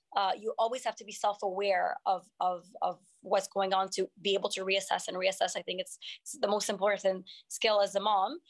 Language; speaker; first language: English; non-native, fluent; French